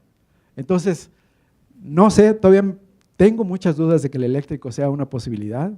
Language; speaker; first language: Spanish; native; Spanish